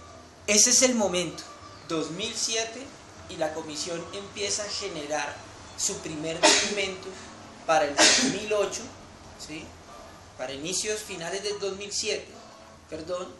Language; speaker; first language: Spanish; native; Spanish